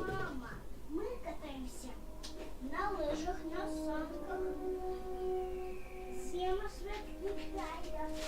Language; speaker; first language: Russian; early bilingual, other home language; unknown